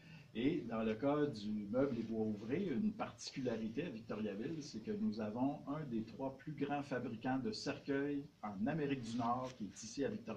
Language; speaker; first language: French; native; French